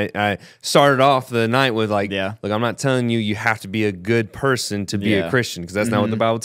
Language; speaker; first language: English; native; English